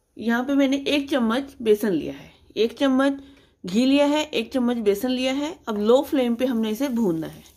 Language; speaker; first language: Hindi; non-native, local second language; Punjabi